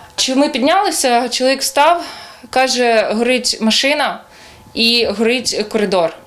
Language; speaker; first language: Ukrainian; native; Ukrainian